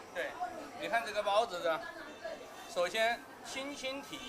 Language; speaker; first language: Chinese; native; Chinese